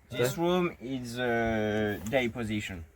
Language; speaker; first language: English; non-native, learner; French